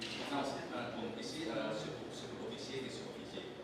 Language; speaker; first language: French; non-native, learner; Indonesian